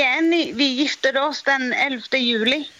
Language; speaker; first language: Swedish; non-native, local second language; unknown